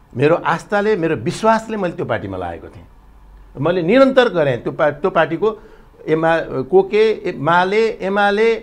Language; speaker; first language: Nepali; native; Nepali